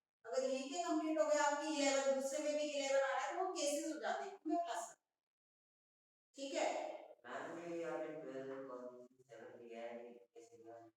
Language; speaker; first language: Hindi; native; Hindi